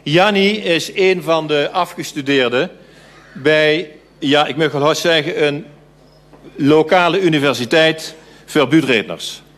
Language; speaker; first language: Dutch; native; Dutch